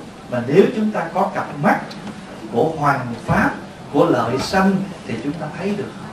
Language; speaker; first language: Vietnamese; native; Vietnamese